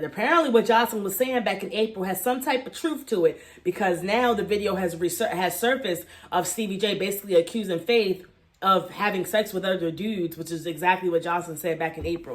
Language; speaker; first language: English; native; English